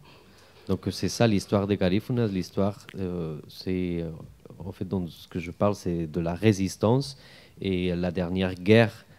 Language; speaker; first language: French; non-native, fluent; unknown